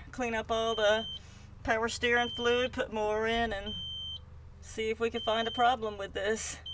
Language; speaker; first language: English; native; English